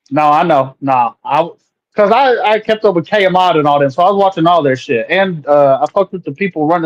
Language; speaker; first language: English; native; English